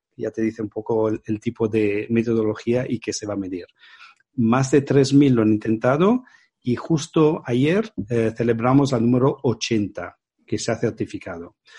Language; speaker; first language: Spanish; non-native, fluent; Italian